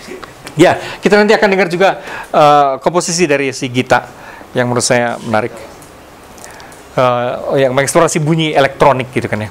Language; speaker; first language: Indonesian; native; Indonesian